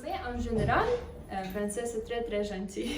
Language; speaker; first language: French; non-native, learner; Russian